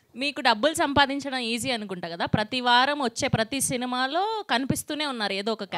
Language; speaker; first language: Telugu; native; Telugu